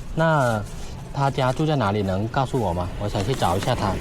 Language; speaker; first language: Chinese; native; Chinese